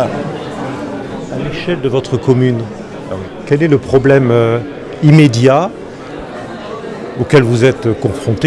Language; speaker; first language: French; native; French